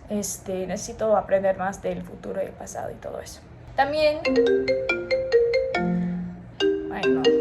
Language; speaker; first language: Spanish; non-native, learner; English